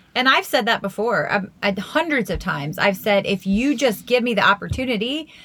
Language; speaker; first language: English; native; English